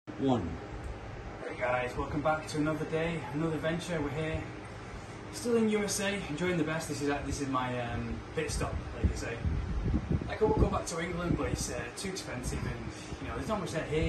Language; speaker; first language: English; native; English